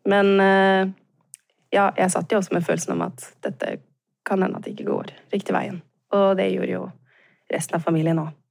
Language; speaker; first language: Norwegian; native; Norwegian